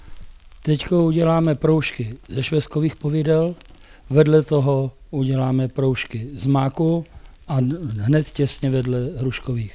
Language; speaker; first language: Czech; native; Czech